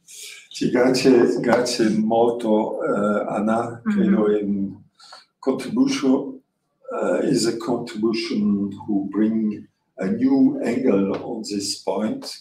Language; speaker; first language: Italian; non-native, learner; French